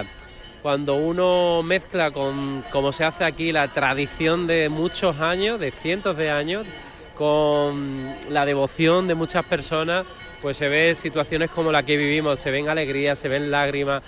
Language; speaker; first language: Spanish; native; Spanish